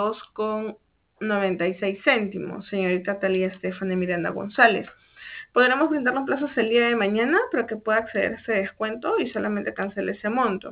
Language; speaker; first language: Spanish; native; Spanish